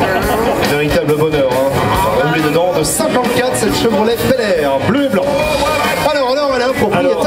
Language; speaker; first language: French; native; French